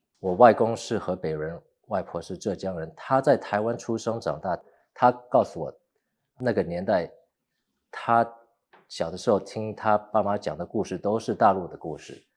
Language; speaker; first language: Chinese; early bilingual, heritage; Chinese